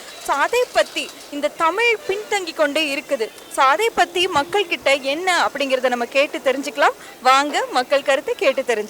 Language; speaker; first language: Tamil; native; Tamil